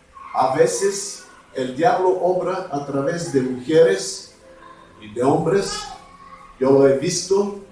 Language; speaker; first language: Spanish; non-native, fluent; Bulgarian